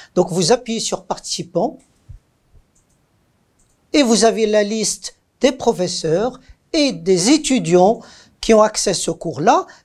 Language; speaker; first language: French; non-native, local second language; Arabic